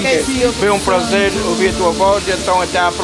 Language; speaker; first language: Portuguese; native; Portuguese